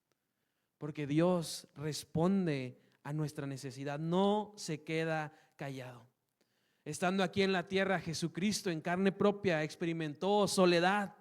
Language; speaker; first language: Spanish; native; Spanish